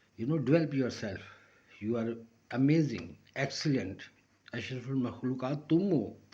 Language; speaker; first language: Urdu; non-native, local second language; Punjabi